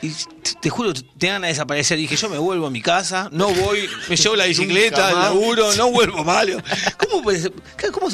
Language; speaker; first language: Spanish; native; Spanish